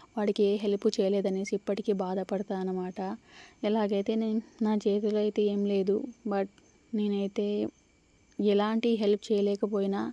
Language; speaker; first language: Telugu; native; Telugu